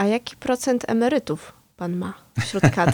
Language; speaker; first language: Polish; native; Polish